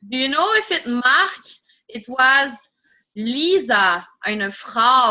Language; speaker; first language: German; non-native, fluent; French